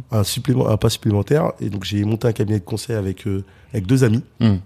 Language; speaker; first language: French; native; French